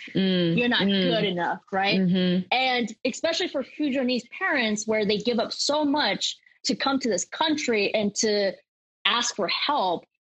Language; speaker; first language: English; native; English